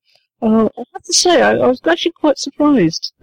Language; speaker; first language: English; native; English